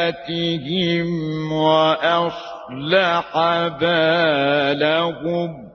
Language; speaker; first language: Arabic; native; Arabic